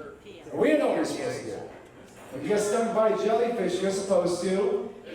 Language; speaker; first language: English; native; English